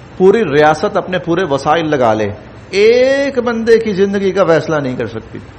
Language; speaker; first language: Urdu; non-native, local second language; Punjabi